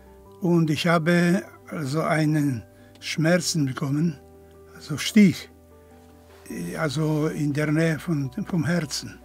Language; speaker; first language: German; non-native, fluent; Polish